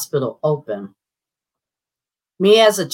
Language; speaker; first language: English; native; English